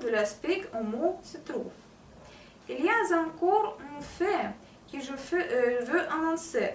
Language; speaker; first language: French; non-native, learner; Russian